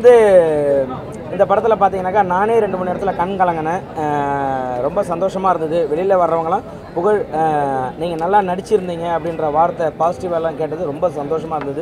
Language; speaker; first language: Tamil; native; Tamil